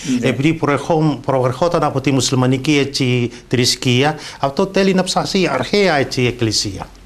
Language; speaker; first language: Greek; non-native, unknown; Indonesian